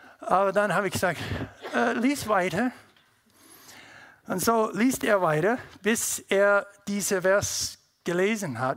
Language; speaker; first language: German; non-native, learner; English